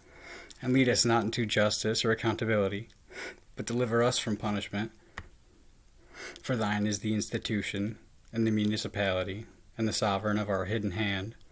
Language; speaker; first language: English; native; English